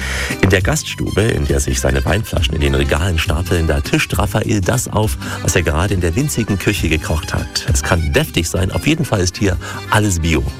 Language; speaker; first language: German; native; German